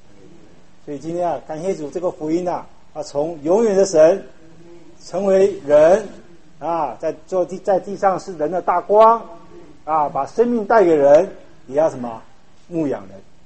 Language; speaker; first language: Chinese; native; Chinese